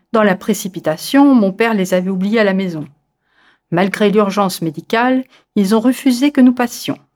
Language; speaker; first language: French; native; French